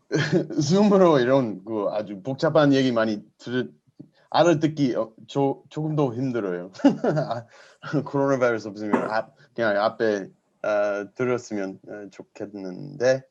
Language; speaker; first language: Korean; non-native, learner; English